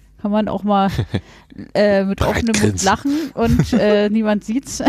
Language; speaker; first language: German; native; German